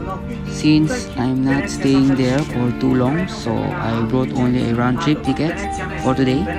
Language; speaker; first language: English; non-native, local second language; Filipino